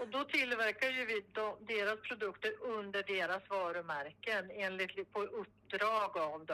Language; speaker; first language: Swedish; native; Swedish